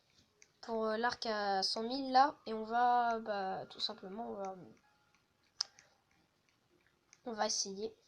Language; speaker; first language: French; native; French